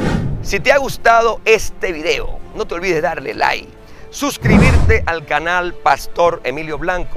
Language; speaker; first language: Spanish; native; Spanish